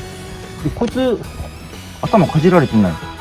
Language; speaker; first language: Japanese; native; Japanese